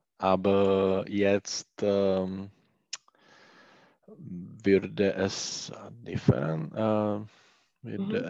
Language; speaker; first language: German; non-native, learner; Czech